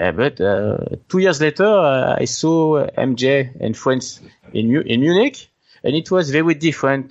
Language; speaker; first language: English; non-native, learner; French